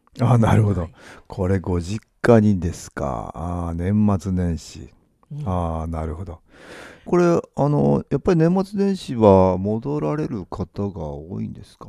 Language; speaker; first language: Japanese; native; Japanese